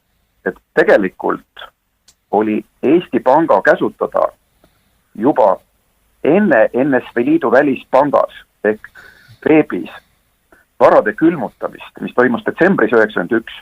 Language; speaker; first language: Estonian; native; Estonian